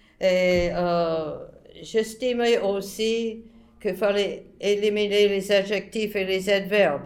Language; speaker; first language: French; non-native, fluent; English